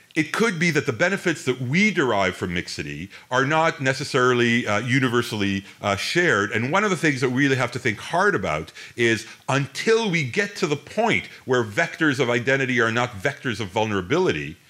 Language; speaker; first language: English; native; English